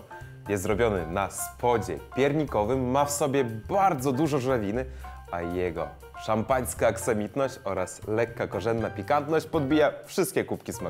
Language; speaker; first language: Polish; native; Polish